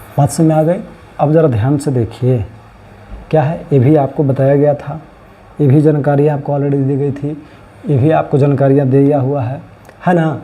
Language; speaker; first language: Hindi; native; Hindi